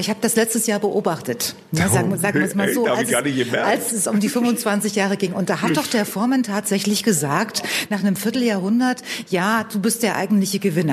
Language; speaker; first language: German; native; German